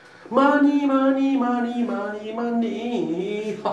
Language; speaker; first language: English; non-native, local second language; Chinese